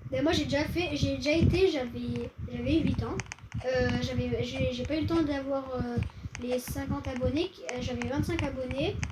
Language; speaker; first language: French; native; French